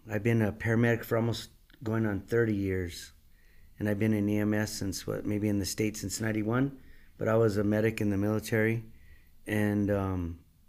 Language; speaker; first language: English; native; English